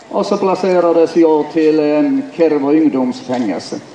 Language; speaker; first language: Swedish; non-native, fluent; Finnish